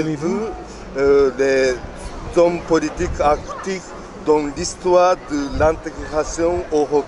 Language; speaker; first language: French; non-native, learner; Japanese